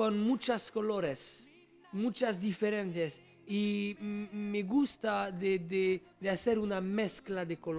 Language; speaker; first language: Spanish; non-native, learner; French